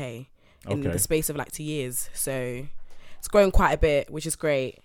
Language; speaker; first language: English; native; English